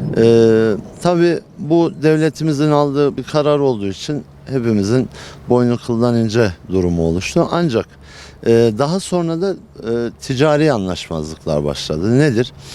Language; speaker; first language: Turkish; native; Turkish